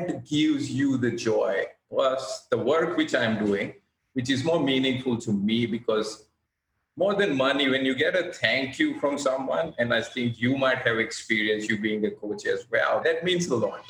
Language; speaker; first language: English; non-native, local second language; Gujarati